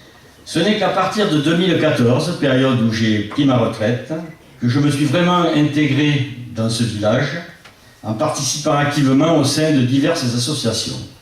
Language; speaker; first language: French; native; French